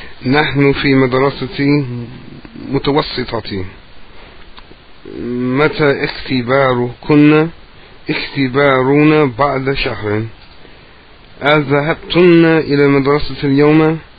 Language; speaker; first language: Arabic; non-native, fluent; English